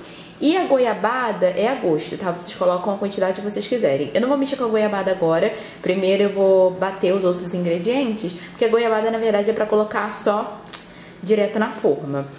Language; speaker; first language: Portuguese; native; Portuguese